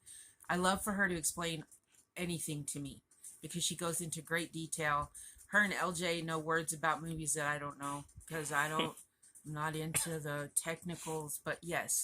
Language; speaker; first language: English; native; English